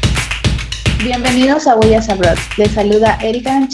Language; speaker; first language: Spanish; native; Spanish